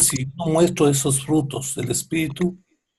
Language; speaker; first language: Spanish; native; Spanish